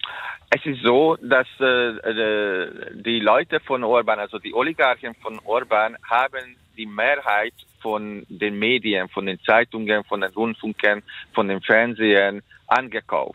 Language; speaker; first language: German; non-native, fluent; Hungarian